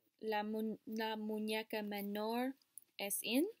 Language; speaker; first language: Spanish; non-native, learner; English